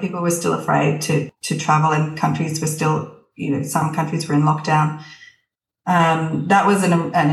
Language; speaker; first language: English; native; English